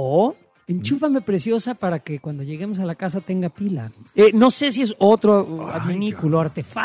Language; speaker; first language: Spanish; native; Spanish